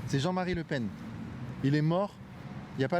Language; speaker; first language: French; native; French